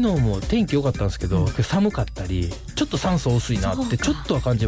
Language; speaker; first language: Japanese; native; Japanese